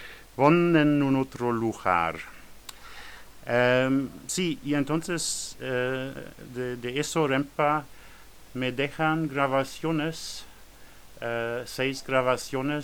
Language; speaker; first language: Spanish; non-native, learner; French